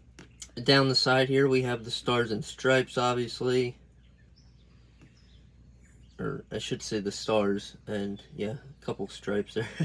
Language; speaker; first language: English; native; English